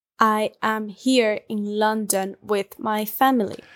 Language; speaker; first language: English; non-native, learner; Spanish